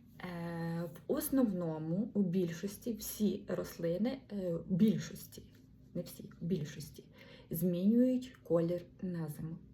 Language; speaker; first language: Ukrainian; non-native, local second language; Russian